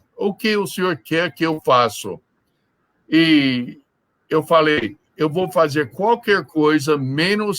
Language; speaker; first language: Portuguese; non-native, fluent; English